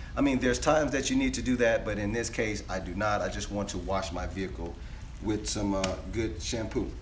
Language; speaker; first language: English; native; English